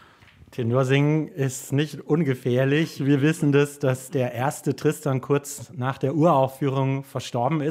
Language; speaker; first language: German; native; German